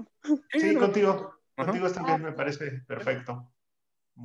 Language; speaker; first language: Spanish; native; Spanish